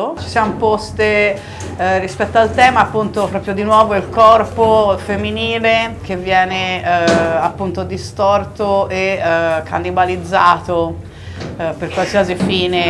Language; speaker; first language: Italian; native; Italian